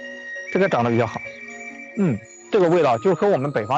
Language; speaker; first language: Chinese; native; Chinese